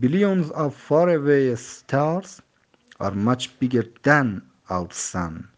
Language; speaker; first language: English; non-native, fluent; Persian